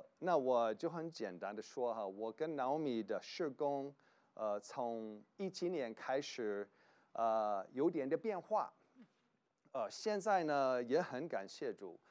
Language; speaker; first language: Chinese; non-native, fluent; English